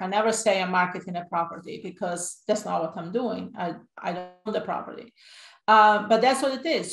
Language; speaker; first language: English; non-native, fluent; Italian